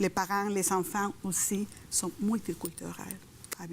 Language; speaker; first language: French; non-native, fluent; Spanish